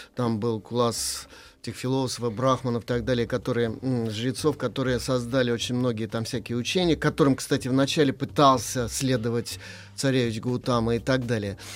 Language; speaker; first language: Russian; native; Russian